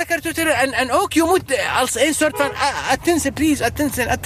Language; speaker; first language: Dutch; non-native, learner; Arabic